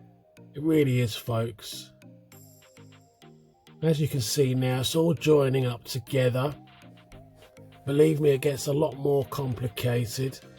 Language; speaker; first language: English; native; English